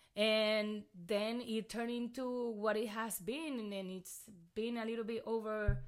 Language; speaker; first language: English; non-native, fluent; Spanish